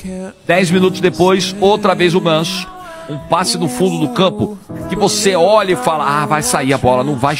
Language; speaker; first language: Portuguese; native; Portuguese